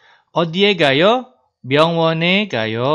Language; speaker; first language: Korean; non-native, fluent; Indonesian